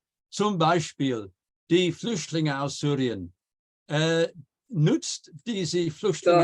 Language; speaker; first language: German; non-native, fluent; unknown